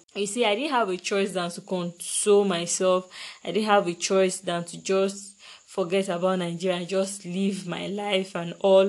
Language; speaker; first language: English; non-native, local second language; Yoruba